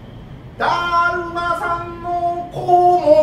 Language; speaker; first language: Japanese; native; Japanese